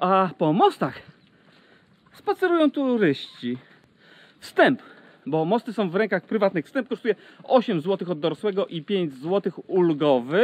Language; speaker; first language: Polish; native; Polish